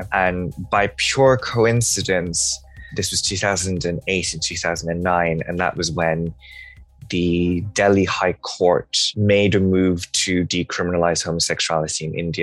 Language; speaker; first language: English; non-native, local second language; Bangla